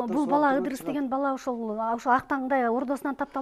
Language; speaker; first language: Kyrgyz; native; Kyrgyz